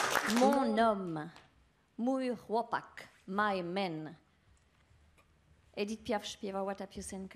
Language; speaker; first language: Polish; non-native, learner; French